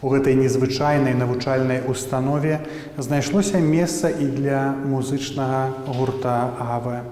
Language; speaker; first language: Belarusian; native; Belarusian